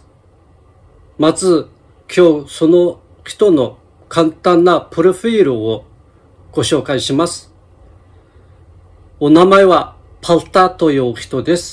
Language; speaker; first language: Japanese; non-native, fluent; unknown